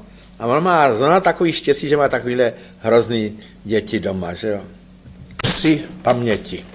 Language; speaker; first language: Czech; native; Czech